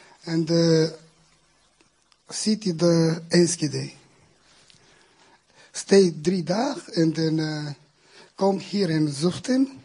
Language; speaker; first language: Dutch; non-native, learner; Romanian